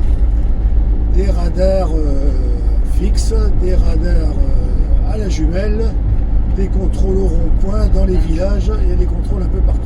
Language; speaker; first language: French; native; French